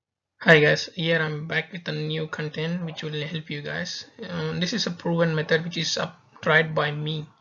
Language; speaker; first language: English; non-native, local second language; Tamil